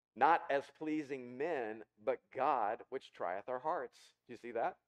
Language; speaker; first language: English; native; English